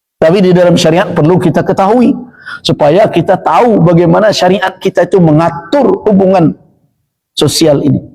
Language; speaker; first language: Malay; non-native, local second language; Minangkabau